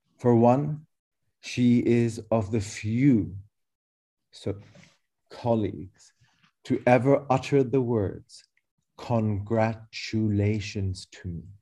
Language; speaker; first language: English; early bilingual, other home language; Arabic